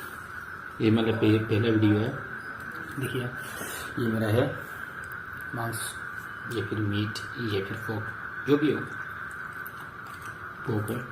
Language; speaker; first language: Hindi; non-native, local second language; Assamese